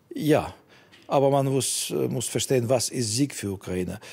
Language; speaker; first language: German; non-native, fluent; Russian